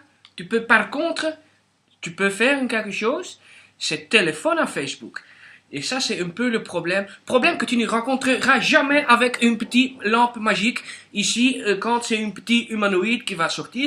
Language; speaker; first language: French; non-native, local second language; Dutch